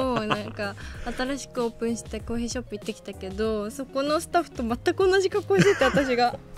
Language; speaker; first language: Japanese; native; Japanese